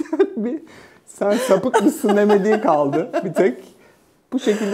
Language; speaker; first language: Turkish; native; Turkish